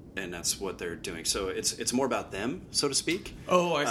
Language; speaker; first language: English; native; English